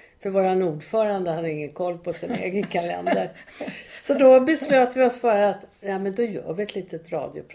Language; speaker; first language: Swedish; native; Swedish